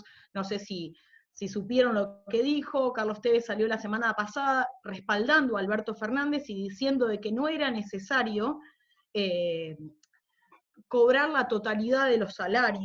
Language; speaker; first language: Spanish; native; Spanish